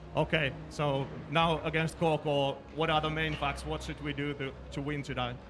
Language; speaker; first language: English; non-native, fluent; Finnish